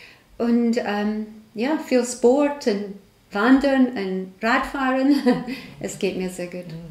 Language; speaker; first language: German; non-native, learner; English